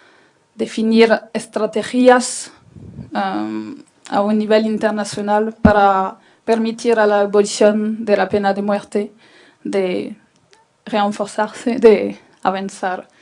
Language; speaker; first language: Spanish; non-native, fluent; French